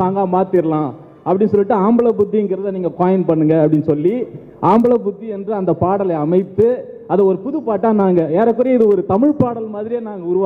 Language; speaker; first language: Tamil; native; Tamil